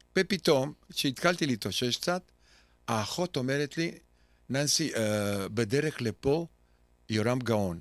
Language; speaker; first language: Hebrew; non-native, fluent; Romanian